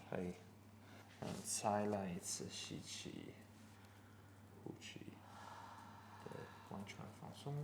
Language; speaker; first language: Chinese; non-native, learner; English